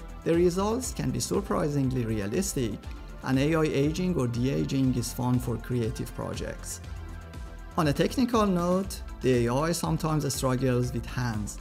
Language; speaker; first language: English; non-native, fluent; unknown